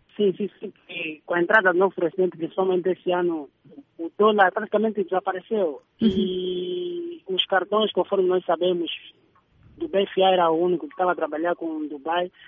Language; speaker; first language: Portuguese; native; Portuguese